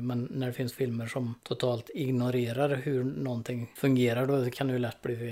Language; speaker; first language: Swedish; native; Swedish